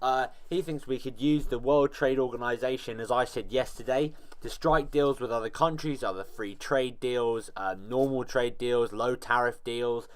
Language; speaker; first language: English; native; English